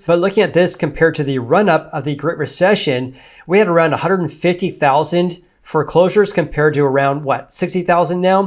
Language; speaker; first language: English; native; English